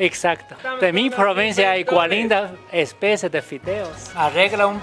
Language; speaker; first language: Spanish; non-native, learner; Chinese